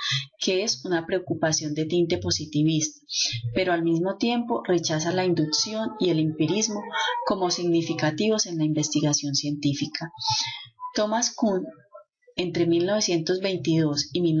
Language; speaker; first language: Spanish; native; Spanish